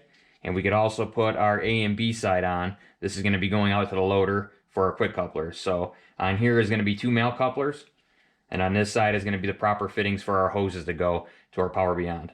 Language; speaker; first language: English; native; English